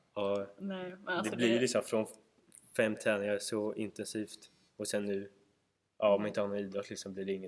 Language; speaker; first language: Swedish; native; Swedish